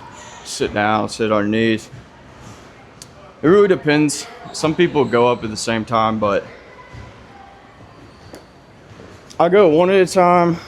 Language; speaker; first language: English; native; English